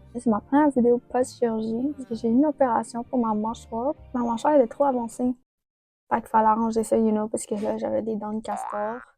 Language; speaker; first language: French; native; French